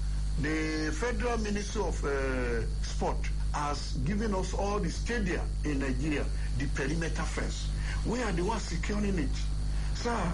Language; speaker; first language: English; non-native, local second language; Yoruba